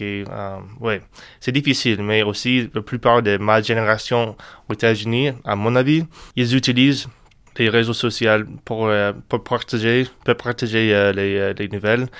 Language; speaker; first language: French; non-native, learner; English